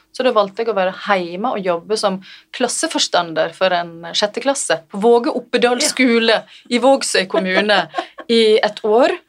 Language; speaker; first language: Norwegian; native; Norwegian